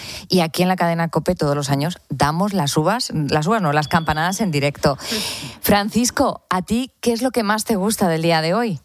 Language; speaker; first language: Spanish; native; Spanish